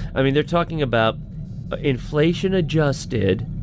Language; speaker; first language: English; native; English